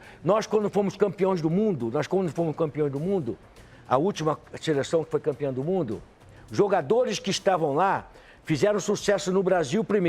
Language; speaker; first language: Portuguese; native; Portuguese